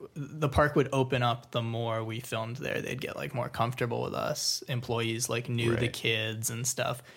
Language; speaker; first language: English; native; English